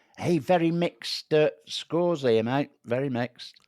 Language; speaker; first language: English; native; English